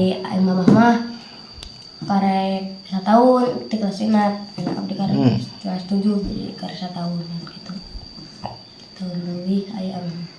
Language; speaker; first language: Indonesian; non-native, local second language; Sundanese